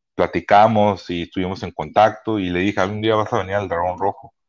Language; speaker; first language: Spanish; early bilingual, heritage; Spanish